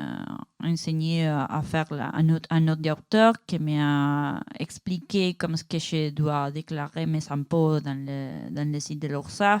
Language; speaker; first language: French; non-native, learner; Spanish